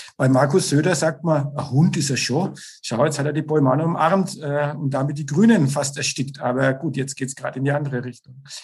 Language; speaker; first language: German; native; German